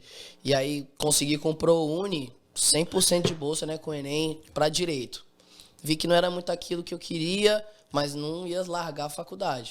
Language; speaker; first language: Portuguese; native; Portuguese